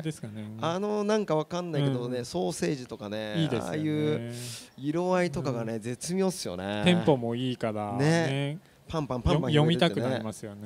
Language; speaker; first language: Japanese; native; Japanese